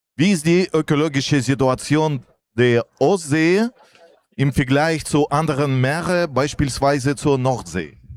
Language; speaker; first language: German; non-native, fluent; Russian